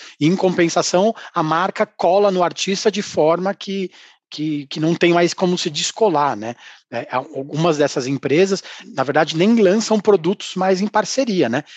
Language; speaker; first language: Portuguese; native; Portuguese